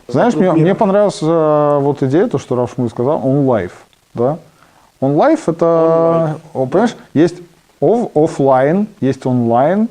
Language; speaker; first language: Russian; native; Russian